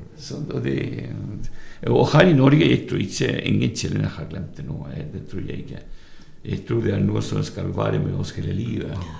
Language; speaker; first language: Norwegian; non-native, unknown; Spanish